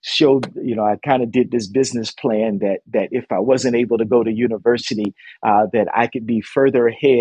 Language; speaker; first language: English; native; English